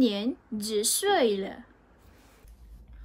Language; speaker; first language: Chinese; non-native, learner; Malay